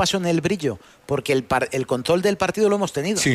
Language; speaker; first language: Spanish; native; Spanish